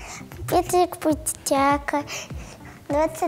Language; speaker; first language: Russian; native; Russian